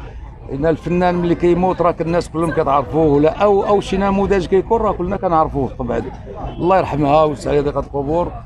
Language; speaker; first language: Arabic; native; Arabic